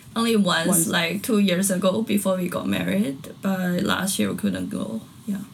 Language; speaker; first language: English; non-native, fluent; Chinese